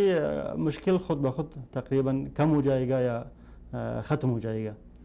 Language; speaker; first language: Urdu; non-native, fluent; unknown